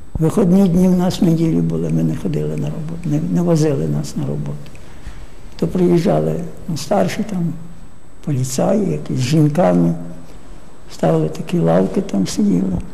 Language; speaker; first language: Ukrainian; native; Ukrainian